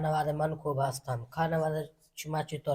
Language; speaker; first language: Persian; non-native, learner; Urdu